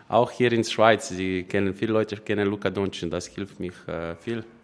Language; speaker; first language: German; non-native, learner; Slovenian